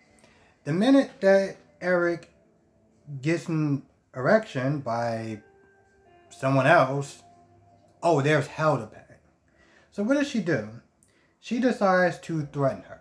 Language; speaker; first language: English; native; English